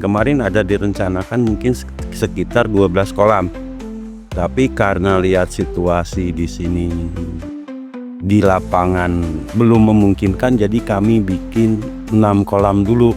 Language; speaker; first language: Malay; non-native, local second language; Sundanese